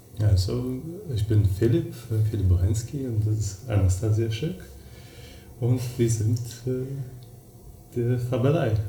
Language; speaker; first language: German; non-native, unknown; Polish